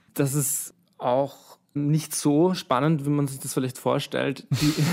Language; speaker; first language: German; native; German